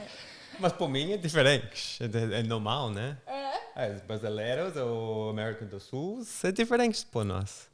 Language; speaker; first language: Portuguese; non-native, learner; English